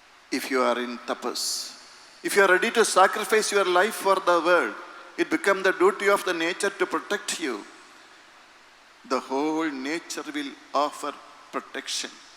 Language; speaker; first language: English; non-native, local second language; Malayalam